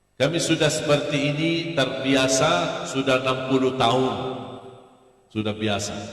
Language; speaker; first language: Malay; non-native, fluent; Arabic